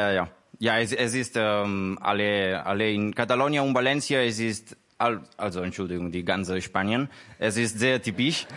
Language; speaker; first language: German; non-native, learner; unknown